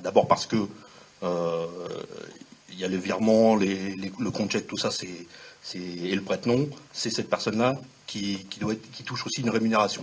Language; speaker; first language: French; native; French